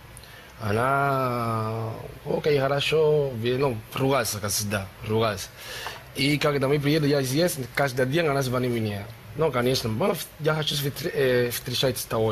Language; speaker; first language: Russian; non-native, learner; Spanish